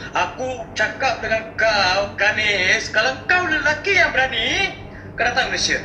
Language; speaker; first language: Malay; non-native, local second language; Tamil